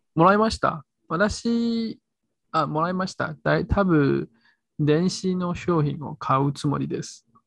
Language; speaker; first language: Japanese; non-native, learner; Chinese